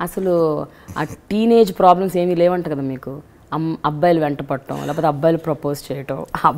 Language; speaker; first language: Telugu; native; Telugu